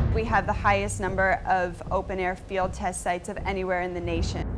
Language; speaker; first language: English; non-native, fluent; Chinese